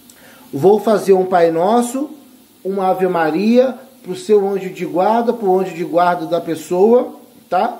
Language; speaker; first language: Portuguese; native; Portuguese